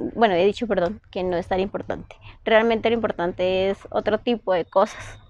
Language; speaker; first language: Spanish; native; Spanish